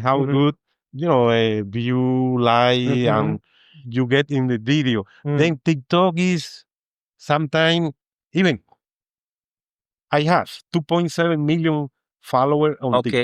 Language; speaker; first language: English; non-native, fluent; Spanish